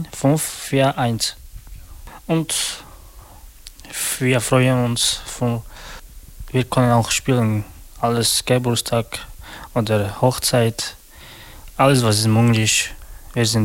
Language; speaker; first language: German; non-native, learner; Romany